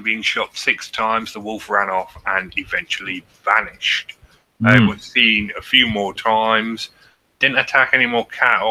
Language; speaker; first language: English; native; English